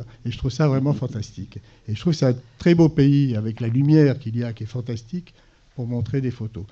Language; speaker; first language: French; native; French